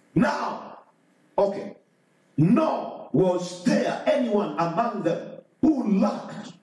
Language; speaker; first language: English; non-native, local second language; Swahili